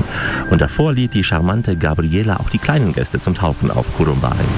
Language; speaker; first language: German; native; German